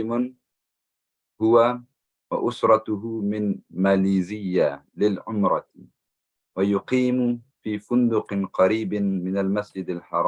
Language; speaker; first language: Arabic; non-native, learner; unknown